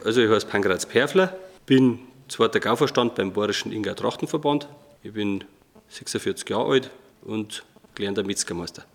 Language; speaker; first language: German; native; German